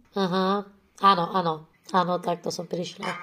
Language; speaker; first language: Slovak; non-native, learner; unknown